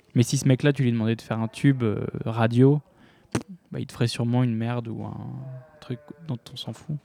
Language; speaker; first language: French; native; French